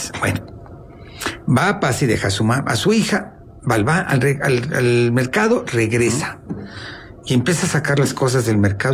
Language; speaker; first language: Spanish; native; Spanish